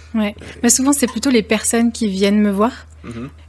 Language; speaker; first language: French; native; French